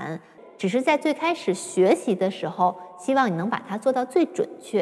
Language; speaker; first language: Chinese; native; Chinese